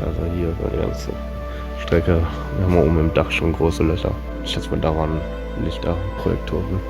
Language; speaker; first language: German; native; German